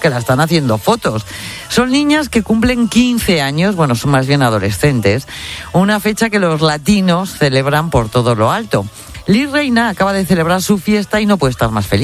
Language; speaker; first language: Spanish; native; Spanish